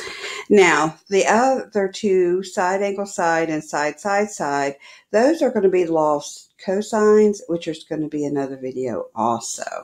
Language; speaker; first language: English; native; English